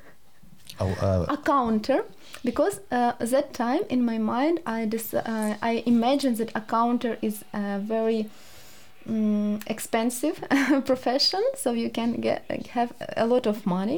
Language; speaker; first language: English; non-native, learner; Ukrainian